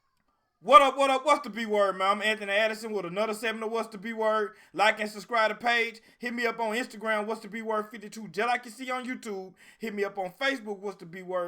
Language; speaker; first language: English; native; English